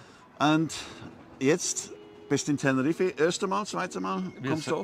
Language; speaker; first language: German; non-native, learner; English